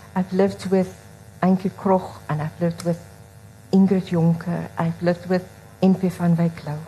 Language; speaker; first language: English; non-native, local second language; Afrikaans